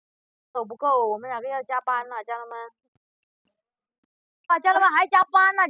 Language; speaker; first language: Chinese; native; Chinese